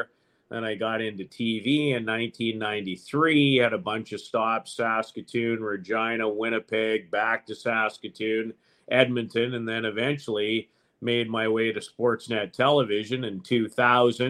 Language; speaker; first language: English; native; English